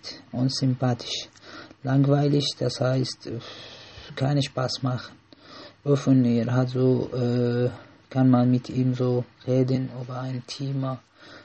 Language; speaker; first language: German; non-native, learner; Arabic